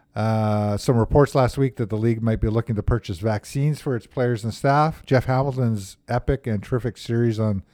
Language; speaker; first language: English; native; English